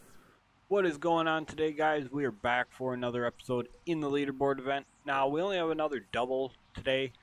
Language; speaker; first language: English; native; English